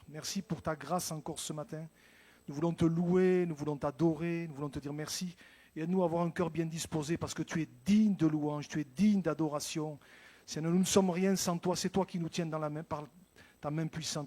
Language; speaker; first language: French; native; French